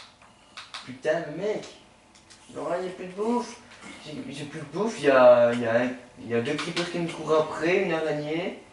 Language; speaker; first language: French; native; French